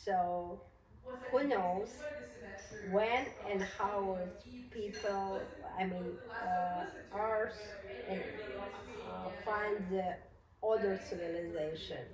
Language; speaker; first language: English; non-native, learner; Russian